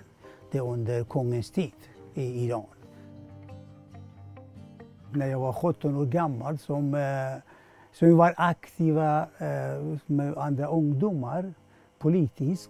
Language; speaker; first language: Swedish; non-native, fluent; Persian